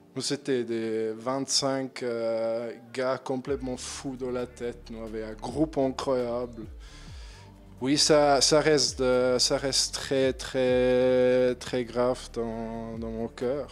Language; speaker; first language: French; non-native, learner; German